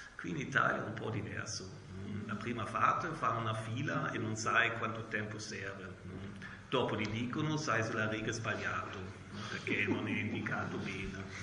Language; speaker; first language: Italian; non-native, learner; German